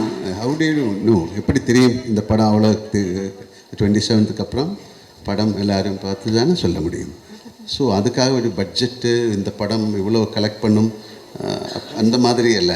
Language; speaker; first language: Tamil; non-native, fluent; Malayalam